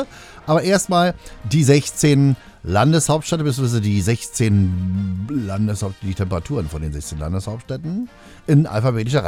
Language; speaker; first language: German; native; German